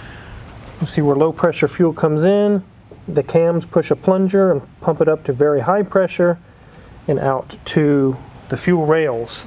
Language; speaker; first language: English; native; English